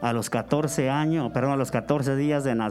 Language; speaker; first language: Spanish; native; Spanish